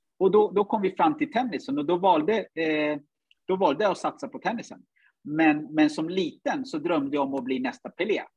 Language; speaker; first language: Swedish; early bilingual, other home language; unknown